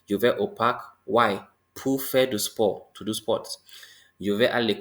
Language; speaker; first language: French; non-native, fluent; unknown